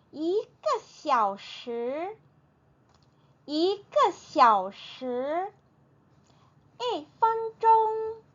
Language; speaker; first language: Chinese; non-native, fluent; Korean